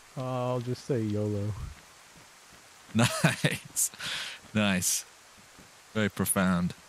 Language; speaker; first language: English; native; English